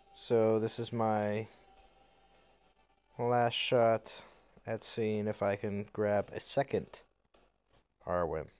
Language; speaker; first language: English; native; English